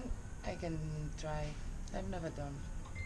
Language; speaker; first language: English; non-native, learner; Spanish